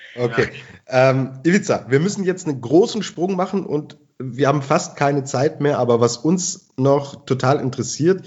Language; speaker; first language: German; native; German